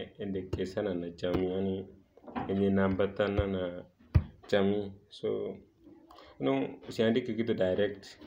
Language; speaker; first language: Swahili; non-native, local second language; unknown